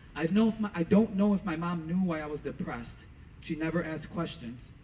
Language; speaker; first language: English; native; English